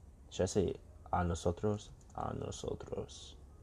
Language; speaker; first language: Spanish; non-native, learner; English